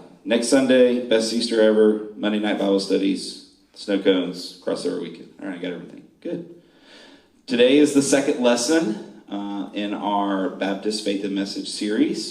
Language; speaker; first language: English; native; English